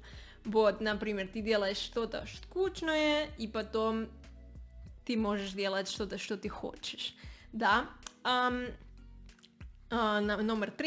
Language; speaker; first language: Russian; non-native, learner; Spanish